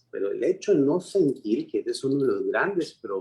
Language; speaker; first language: Spanish; native; Spanish